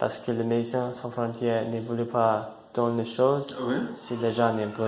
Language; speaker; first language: French; non-native, learner; English